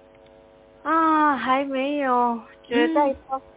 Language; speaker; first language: Chinese; non-native, learner; Korean